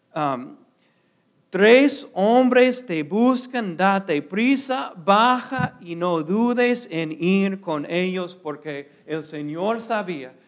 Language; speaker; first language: Spanish; non-native, fluent; English